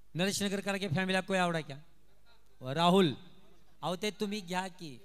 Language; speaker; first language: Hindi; non-native, local second language; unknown